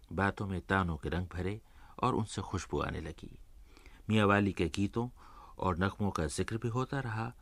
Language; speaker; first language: Urdu; native; Urdu